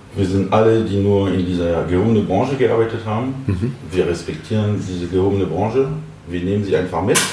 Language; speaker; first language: German; non-native, fluent; French